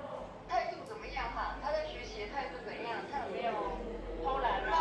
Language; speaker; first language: Chinese; native; Chinese